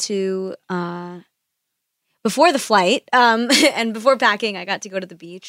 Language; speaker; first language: English; early bilingual, other home language; Spanish